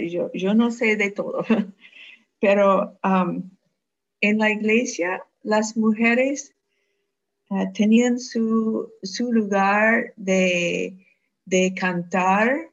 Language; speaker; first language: Spanish; non-native, fluent; English